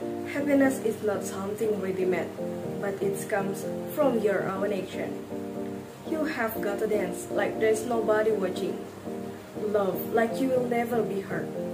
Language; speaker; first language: English; non-native, learner; Indonesian